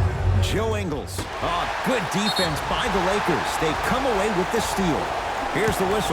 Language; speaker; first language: English; native; English